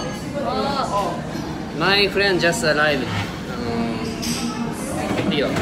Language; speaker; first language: English; non-native, learner; Japanese